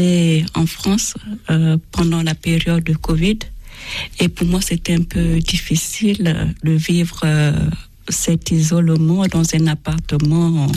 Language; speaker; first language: French; native; French